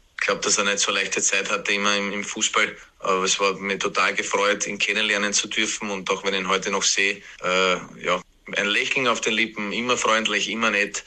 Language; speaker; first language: German; native; German